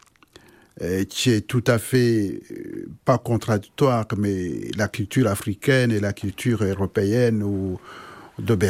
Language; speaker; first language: French; non-native, local second language; Kinyarwanda